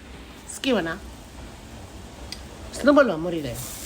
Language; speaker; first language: Japanese; non-native, fluent; Filipino